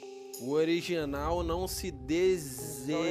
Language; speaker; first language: Portuguese; native; Portuguese